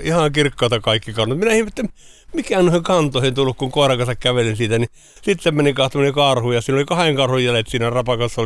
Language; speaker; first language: Finnish; native; Finnish